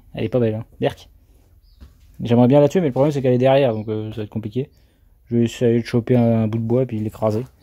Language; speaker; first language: French; native; French